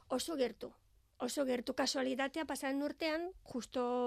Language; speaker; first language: Basque; non-native, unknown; Bulgarian